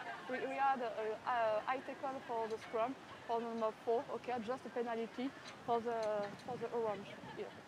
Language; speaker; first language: English; non-native, learner; French